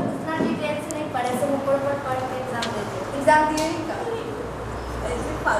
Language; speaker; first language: Hindi; native; Hindi